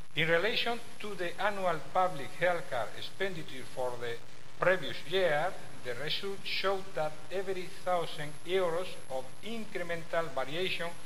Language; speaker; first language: English; non-native, learner; Spanish